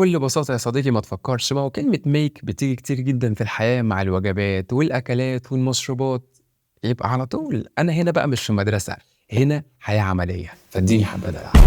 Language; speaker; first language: Arabic; native; Arabic